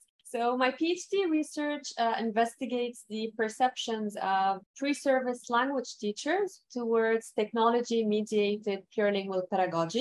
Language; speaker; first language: English; non-native, fluent; Arabic